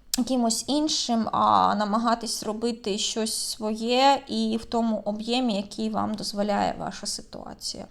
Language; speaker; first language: Ukrainian; native; Ukrainian